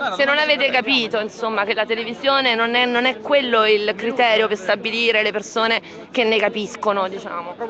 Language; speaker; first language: Italian; native; Italian